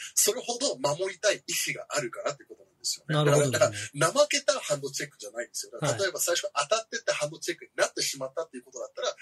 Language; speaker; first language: Japanese; early bilingual, heritage; Japanese